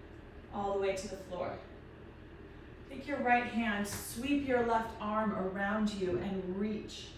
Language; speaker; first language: English; native; English